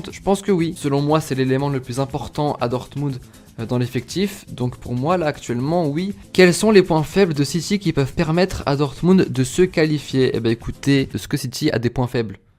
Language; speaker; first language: French; native; French